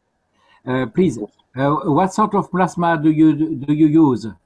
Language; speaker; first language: English; non-native, fluent; French